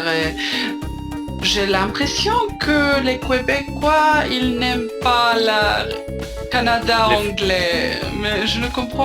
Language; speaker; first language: French; non-native, local second language; German